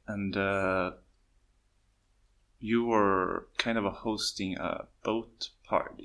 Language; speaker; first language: English; non-native, fluent; Swedish